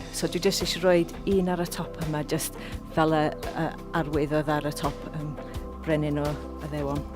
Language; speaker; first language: Welsh; non-native, local second language; English